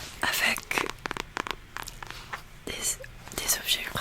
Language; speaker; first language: French; non-native, learner; English